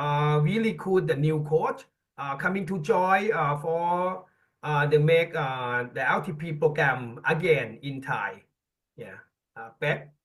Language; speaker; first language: English; non-native, learner; Thai